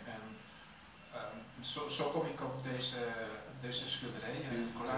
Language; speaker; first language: Dutch; non-native, fluent; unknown